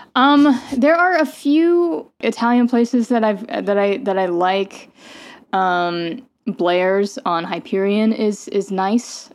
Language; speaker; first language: English; native; English